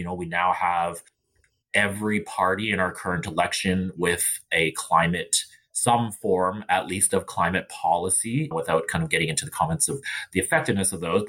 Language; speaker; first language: English; native; English